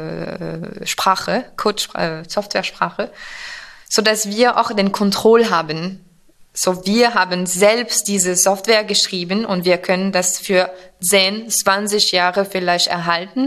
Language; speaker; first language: German; non-native, fluent; French